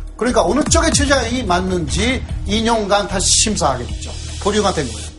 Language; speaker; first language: Korean; non-native, fluent; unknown